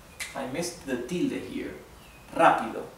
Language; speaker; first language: English; non-native, fluent; Spanish